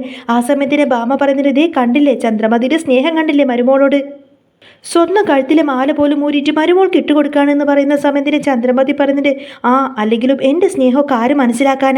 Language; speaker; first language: Malayalam; native; Malayalam